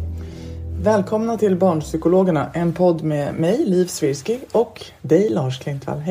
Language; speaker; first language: Swedish; native; Swedish